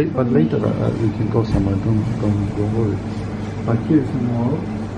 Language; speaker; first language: English; non-native, fluent; Polish